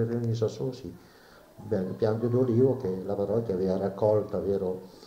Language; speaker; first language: Italian; native; Italian